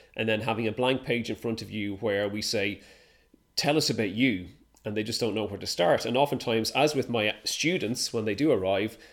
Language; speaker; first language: English; native; English